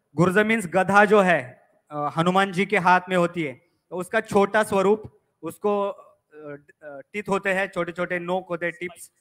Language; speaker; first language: Hindi; non-native, local second language; Marathi